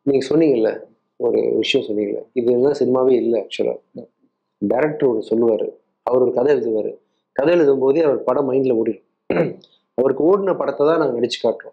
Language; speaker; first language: Tamil; native; Tamil